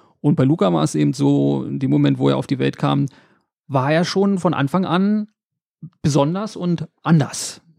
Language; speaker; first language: German; native; German